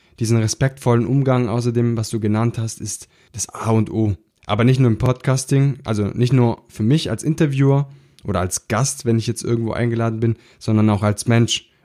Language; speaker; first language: German; early bilingual, other home language; Italian